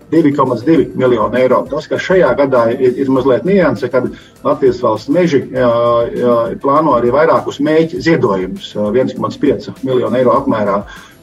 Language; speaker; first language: Latvian; non-native, fluent; Hungarian